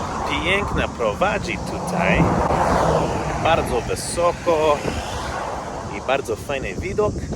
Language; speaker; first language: Polish; non-native, learner; English